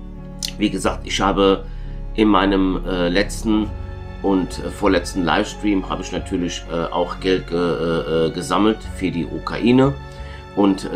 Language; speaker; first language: German; native; German